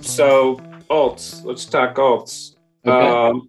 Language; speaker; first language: English; native; English